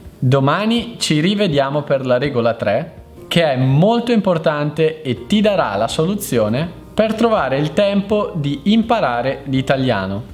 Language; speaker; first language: Italian; native; Italian